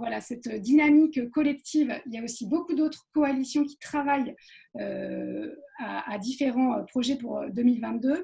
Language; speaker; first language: French; native; French